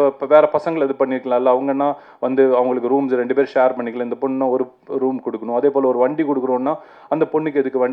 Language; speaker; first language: Tamil; native; Tamil